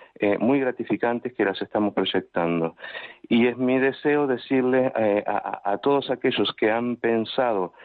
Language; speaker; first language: Spanish; native; Spanish